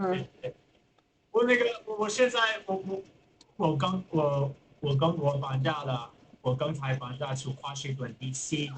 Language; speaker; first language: Chinese; non-native, learner; English